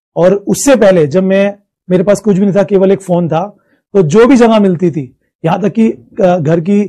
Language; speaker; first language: Hindi; native; Hindi